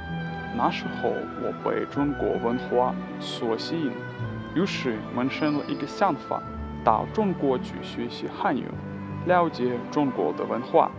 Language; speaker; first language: Chinese; non-native, fluent; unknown